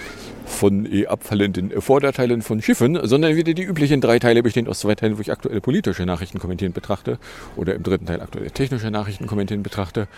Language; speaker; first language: German; native; German